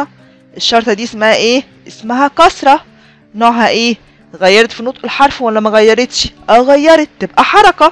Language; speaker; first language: Arabic; native; Arabic